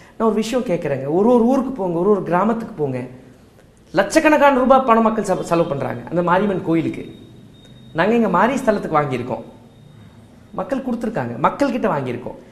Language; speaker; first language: Tamil; non-native, local second language; Marwari